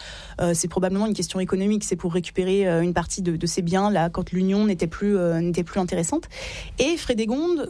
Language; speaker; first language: French; native; French